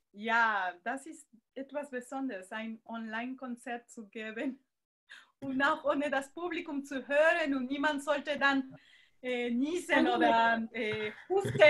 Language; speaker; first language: German; non-native, fluent; Spanish